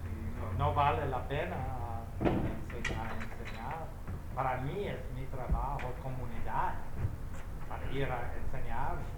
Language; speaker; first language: Spanish; non-native, fluent; English